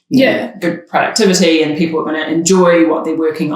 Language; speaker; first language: English; native; English